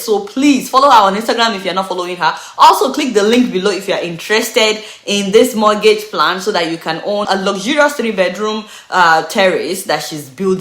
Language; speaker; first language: English; non-native, local second language; Yoruba